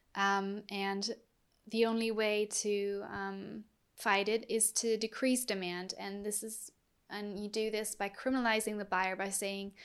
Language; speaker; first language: English; non-native, fluent; German